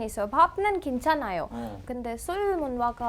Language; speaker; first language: Korean; non-native, learner; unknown